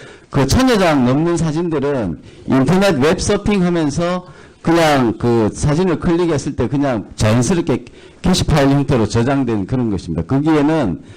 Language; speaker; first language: Korean; native; Korean